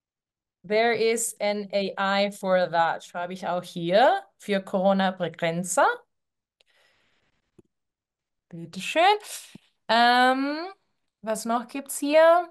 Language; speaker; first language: German; non-native, fluent; Spanish